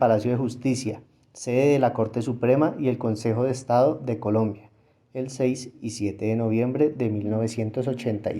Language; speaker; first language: Spanish; native; Spanish